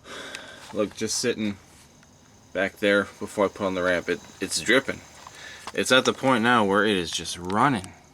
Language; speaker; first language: English; native; English